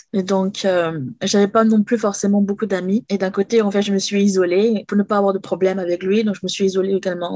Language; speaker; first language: French; native; French